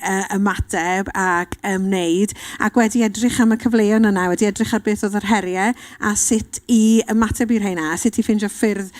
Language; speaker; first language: Welsh; native; Welsh